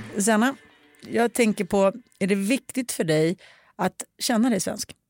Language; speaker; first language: Swedish; early bilingual, other home language; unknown